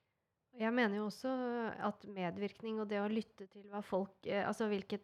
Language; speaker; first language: Norwegian; native; Norwegian